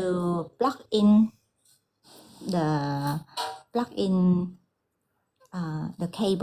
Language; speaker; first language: English; non-native, learner; Vietnamese